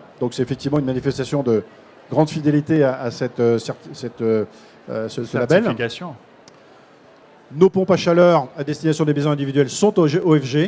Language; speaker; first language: French; native; French